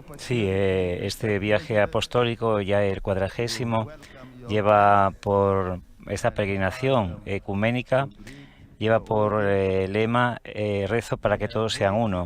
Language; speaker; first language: Spanish; native; Spanish